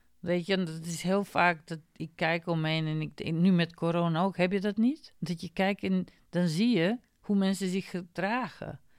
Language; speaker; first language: Dutch; non-native, fluent; Macedonian